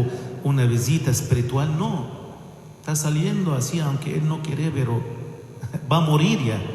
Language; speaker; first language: Spanish; non-native, fluent; Arabic